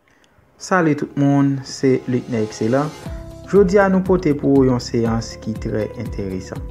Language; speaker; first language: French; non-native, local second language; Haitian Creole